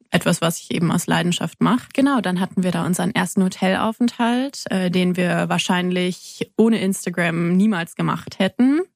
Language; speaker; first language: German; native; German